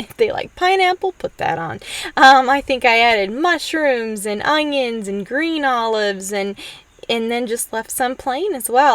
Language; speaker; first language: English; native; English